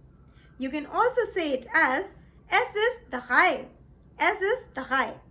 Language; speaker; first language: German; non-native, fluent; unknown